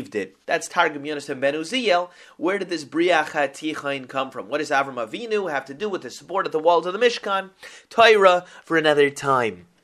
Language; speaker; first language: English; native; English